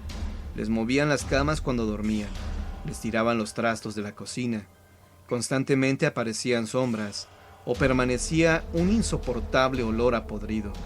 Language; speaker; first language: Spanish; native; Spanish